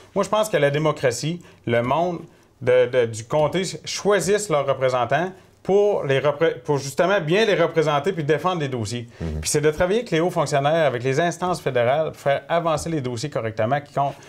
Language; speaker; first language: French; native; French